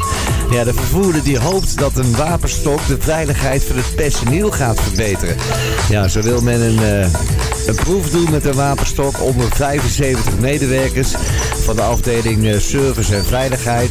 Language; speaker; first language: Dutch; native; Dutch